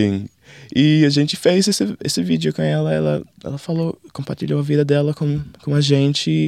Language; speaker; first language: Portuguese; non-native, learner; English